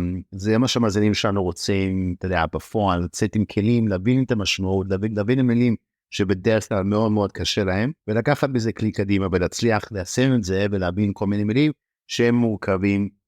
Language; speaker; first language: Hebrew; native; Hebrew